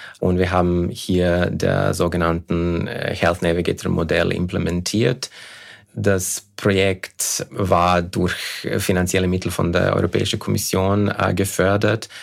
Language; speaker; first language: German; non-native, fluent; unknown